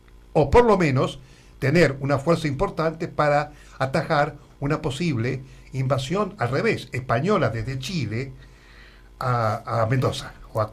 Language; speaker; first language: Spanish; native; Spanish